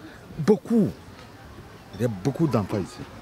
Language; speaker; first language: French; non-native, local second language; Kinyarwanda